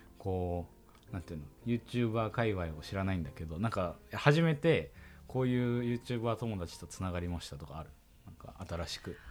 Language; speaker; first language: Japanese; native; Japanese